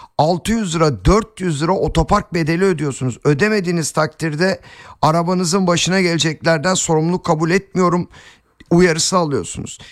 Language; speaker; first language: Turkish; native; Turkish